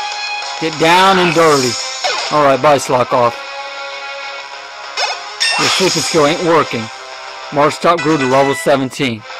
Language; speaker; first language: English; native; English